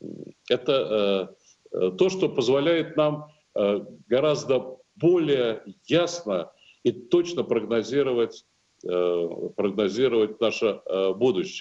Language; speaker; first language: Russian; native; Russian